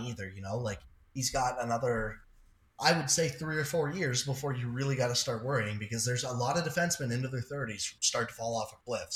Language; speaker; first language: English; native; English